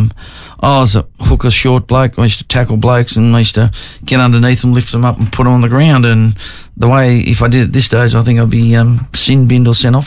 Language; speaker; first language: English; native; English